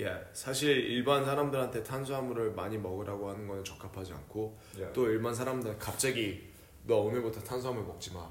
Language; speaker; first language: Korean; early bilingual, heritage; Korean